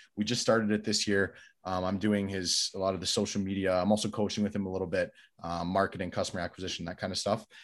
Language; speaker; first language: English; native; English